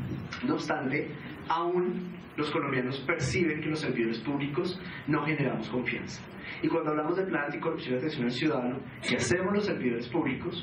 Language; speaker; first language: Spanish; native; Spanish